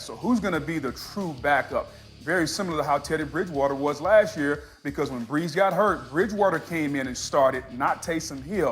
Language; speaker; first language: English; native; English